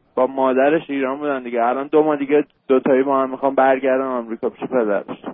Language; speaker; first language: Persian; native; Persian